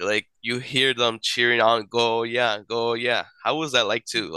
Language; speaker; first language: English; native; English